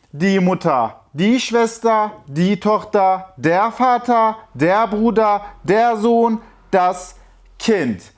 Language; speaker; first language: German; non-native, fluent; Turkish